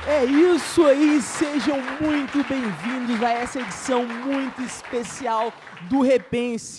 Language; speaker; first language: Portuguese; native; Portuguese